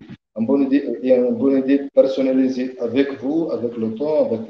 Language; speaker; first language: French; non-native, learner; Arabic